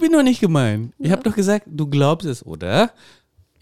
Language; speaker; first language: German; non-native, fluent; Indonesian